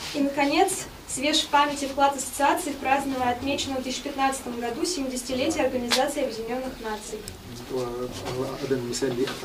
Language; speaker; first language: Russian; native; Russian